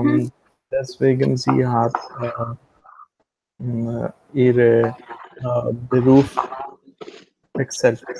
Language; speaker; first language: German; non-native, learner; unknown